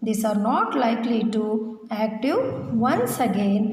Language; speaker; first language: English; non-native, local second language; Kannada